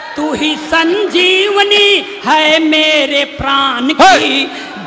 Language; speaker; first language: Hindi; native; Hindi